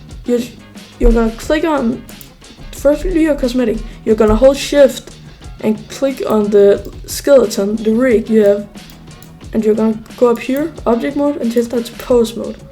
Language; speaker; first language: English; native; English